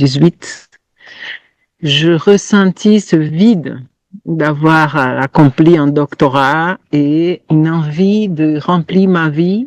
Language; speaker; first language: French; non-native, fluent; Portuguese